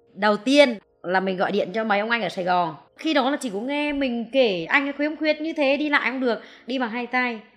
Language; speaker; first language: Vietnamese; native; Vietnamese